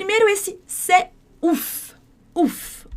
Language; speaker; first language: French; non-native, fluent; Portuguese